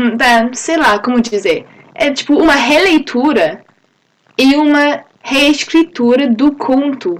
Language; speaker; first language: Portuguese; non-native, fluent; English